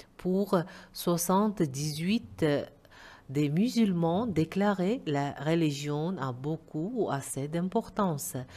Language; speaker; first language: French; non-native, fluent; Uzbek